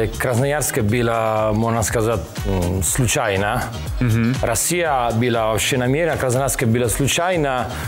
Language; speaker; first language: Russian; non-native, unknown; Italian